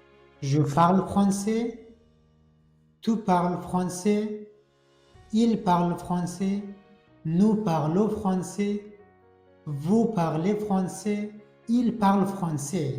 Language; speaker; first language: French; non-native, fluent; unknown